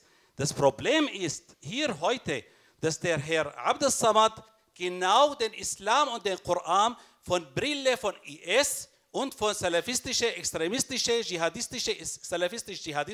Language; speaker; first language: German; non-native, fluent; Arabic